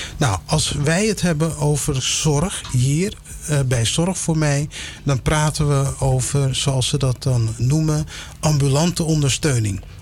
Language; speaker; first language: Dutch; early bilingual, other home language; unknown